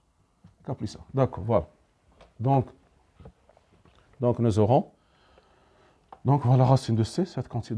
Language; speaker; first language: French; non-native, local second language; Arabic